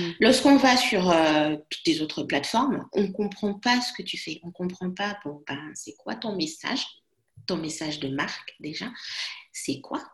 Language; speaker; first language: French; non-native, local second language; Lingala